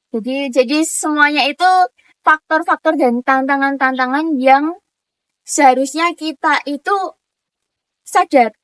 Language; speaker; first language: Indonesian; non-native, local second language; Javanese